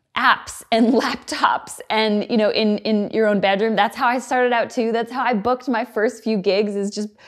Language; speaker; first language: English; native; English